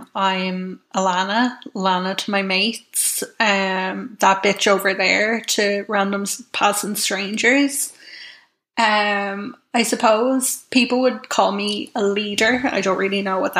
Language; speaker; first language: English; native; English